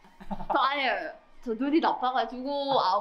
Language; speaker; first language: Korean; non-native, fluent; Indonesian